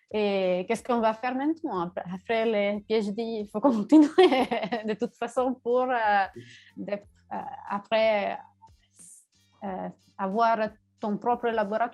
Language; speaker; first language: French; non-native, learner; Italian